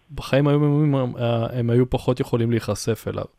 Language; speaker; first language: Hebrew; native; Hebrew